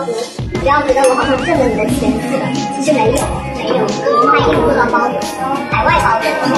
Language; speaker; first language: Chinese; native; Chinese